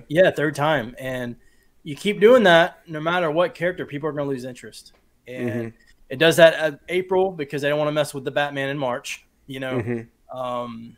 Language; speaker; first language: English; native; English